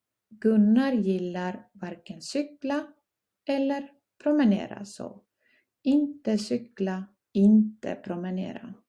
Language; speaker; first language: Swedish; non-native, fluent; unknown